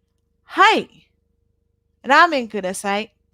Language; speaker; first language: Japanese; non-native, fluent; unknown